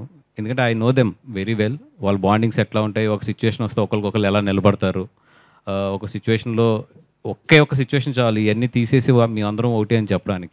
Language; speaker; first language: Telugu; native; Telugu